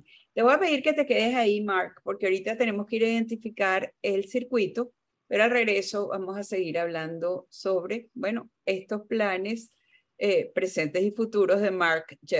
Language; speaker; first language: Spanish; native; Spanish